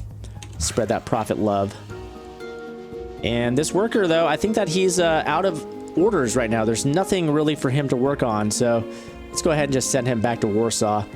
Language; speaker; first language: English; native; English